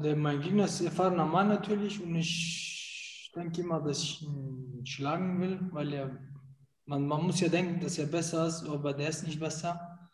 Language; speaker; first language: German; non-native, fluent; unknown